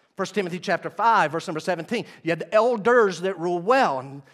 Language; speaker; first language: English; native; English